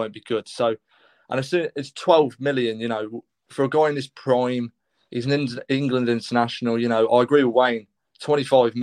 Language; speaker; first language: English; native; English